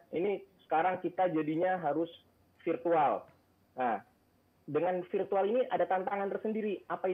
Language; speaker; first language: Indonesian; native; Indonesian